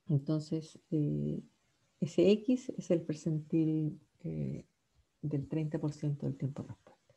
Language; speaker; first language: Spanish; native; Spanish